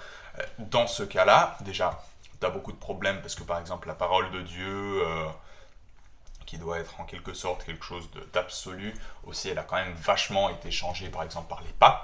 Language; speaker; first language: French; native; French